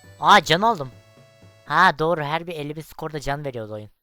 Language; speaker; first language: Turkish; native; Turkish